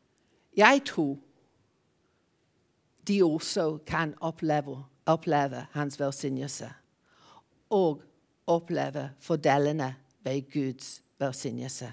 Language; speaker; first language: Norwegian; non-native, fluent; English